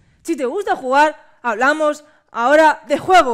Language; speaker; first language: Spanish; native; Spanish